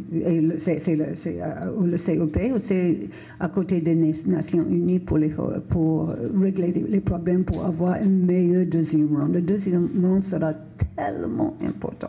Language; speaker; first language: French; non-native, fluent; English